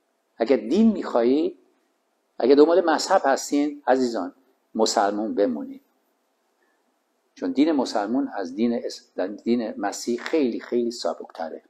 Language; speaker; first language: Persian; native; Persian